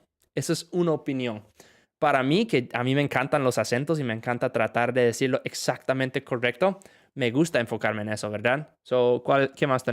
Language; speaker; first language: Spanish; non-native, fluent; English